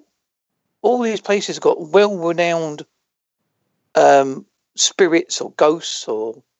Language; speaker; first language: English; native; English